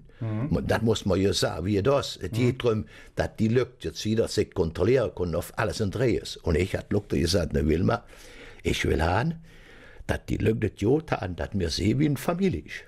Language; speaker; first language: German; native; German